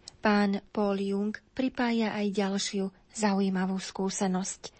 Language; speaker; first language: Slovak; native; Slovak